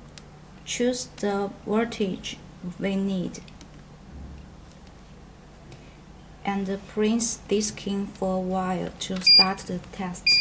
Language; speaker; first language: English; non-native, learner; Chinese